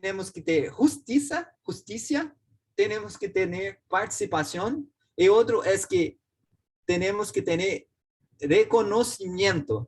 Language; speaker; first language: Spanish; non-native, learner; Portuguese